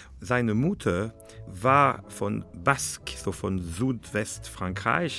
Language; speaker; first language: German; non-native, fluent; French